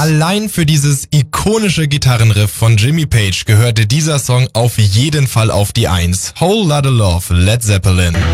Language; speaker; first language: German; native; German